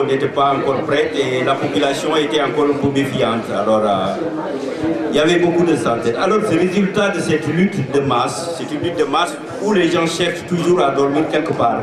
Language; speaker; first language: French; non-native, local second language; Wolof